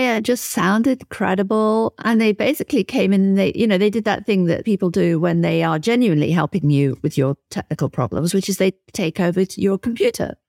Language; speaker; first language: English; native; English